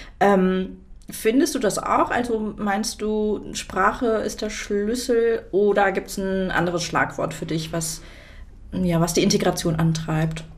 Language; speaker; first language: German; native; German